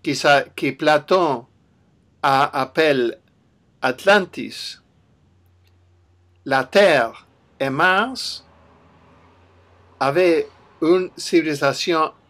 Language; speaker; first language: French; non-native, learner; English